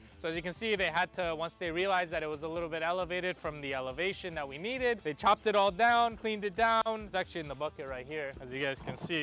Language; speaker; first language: English; native; English